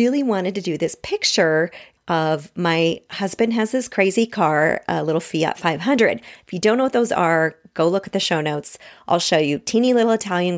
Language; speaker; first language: English; native; English